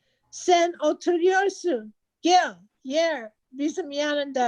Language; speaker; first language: Turkish; non-native, learner; English